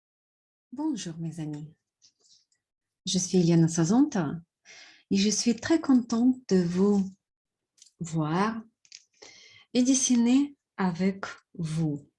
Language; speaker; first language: French; non-native, fluent; Russian